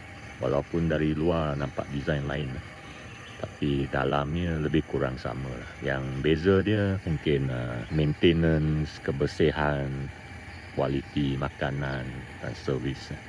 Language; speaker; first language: Malay; native; Malay